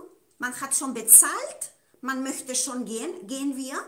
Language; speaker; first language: German; non-native, fluent; Spanish